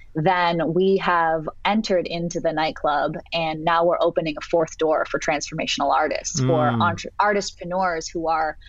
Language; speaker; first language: English; native; English